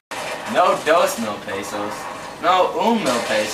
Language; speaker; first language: Spanish; non-native, learner; English